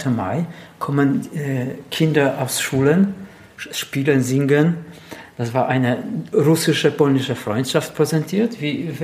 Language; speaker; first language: German; non-native, learner; Polish